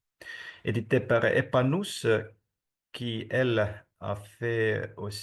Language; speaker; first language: French; non-native, fluent; Estonian